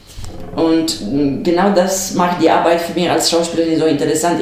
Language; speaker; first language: German; non-native, fluent; Romanian